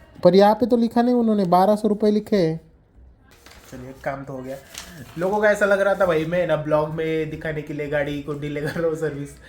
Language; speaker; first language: Hindi; non-native, local second language; Marathi